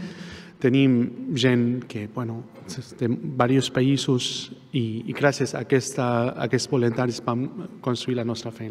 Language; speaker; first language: Catalan; non-native, fluent; Arabic